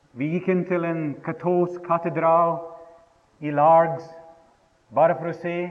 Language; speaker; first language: Norwegian; non-native, fluent; English